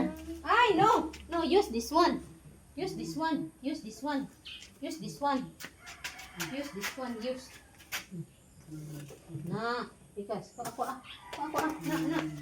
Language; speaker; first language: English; non-native, local second language; Cebuano